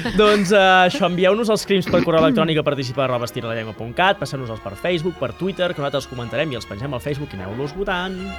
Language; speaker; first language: Catalan; native; Catalan